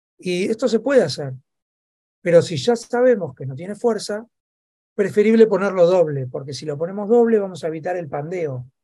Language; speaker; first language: Spanish; native; Spanish